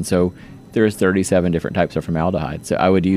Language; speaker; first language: English; native; English